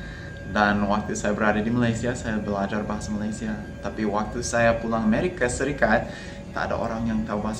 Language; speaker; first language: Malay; non-native, fluent; English